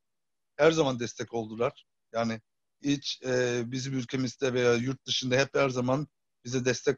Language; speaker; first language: Turkish; early bilingual, heritage; Turkish